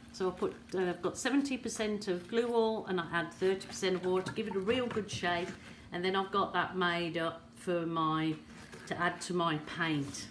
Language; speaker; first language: English; native; English